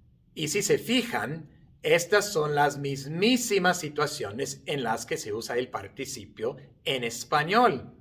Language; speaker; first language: Spanish; non-native, fluent; English